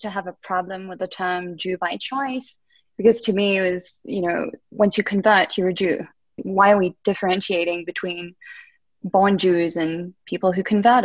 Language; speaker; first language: English; early bilingual, other home language; French